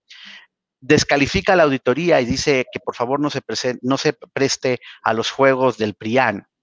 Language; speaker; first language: Spanish; native; Spanish